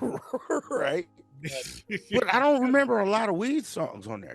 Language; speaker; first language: English; native; English